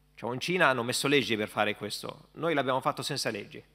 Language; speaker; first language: Italian; non-native, fluent; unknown